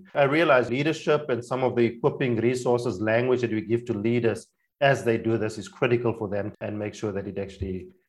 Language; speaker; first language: English; non-native, local second language; Afrikaans